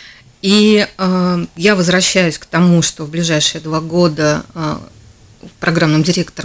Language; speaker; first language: Russian; native; Russian